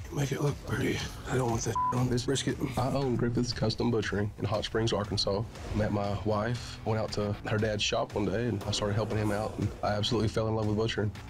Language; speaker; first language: English; native; English